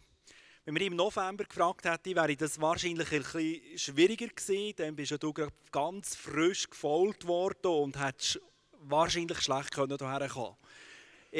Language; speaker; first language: German; native; German